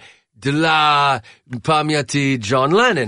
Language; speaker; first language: Russian; non-native, learner; English